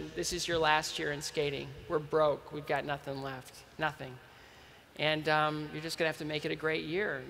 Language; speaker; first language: English; native; English